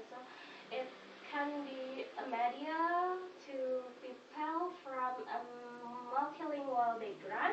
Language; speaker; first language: English; non-native, fluent; Indonesian